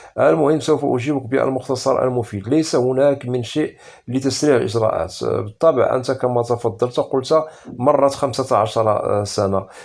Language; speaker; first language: Arabic; native; Arabic